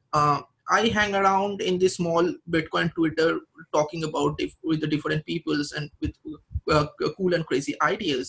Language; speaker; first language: English; non-native, local second language; Bangla